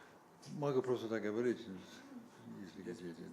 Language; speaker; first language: Russian; non-native, fluent; English